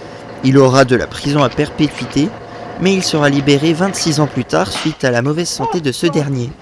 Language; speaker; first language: French; native; French